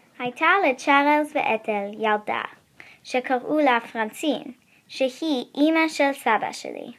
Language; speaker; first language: Hebrew; non-native, learner; English